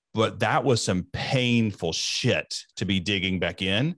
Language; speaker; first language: English; native; English